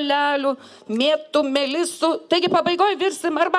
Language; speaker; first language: Lithuanian; native; Lithuanian